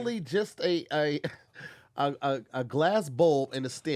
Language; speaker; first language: English; native; English